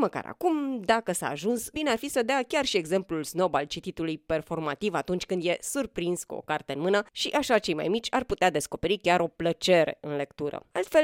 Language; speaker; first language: Romanian; native; Romanian